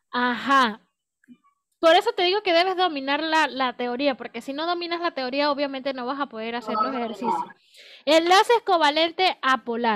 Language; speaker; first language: Spanish; native; Spanish